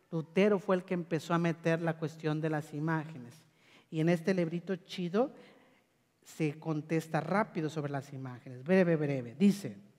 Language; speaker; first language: Spanish; native; Spanish